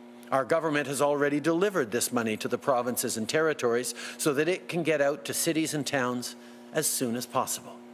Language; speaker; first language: English; early bilingual, other home language; French